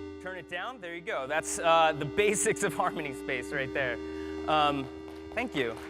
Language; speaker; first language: English; native; English